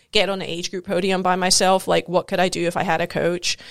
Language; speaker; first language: English; native; English